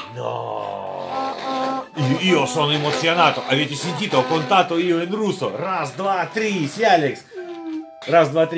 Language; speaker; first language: Italian; non-native, fluent; Russian